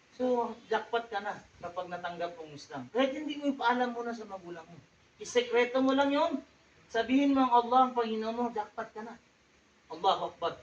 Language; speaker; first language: Filipino; non-native, local second language; Tausug